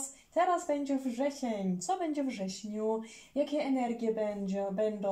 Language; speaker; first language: Polish; early bilingual, heritage; German